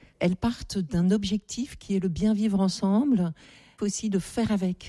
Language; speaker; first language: French; native; French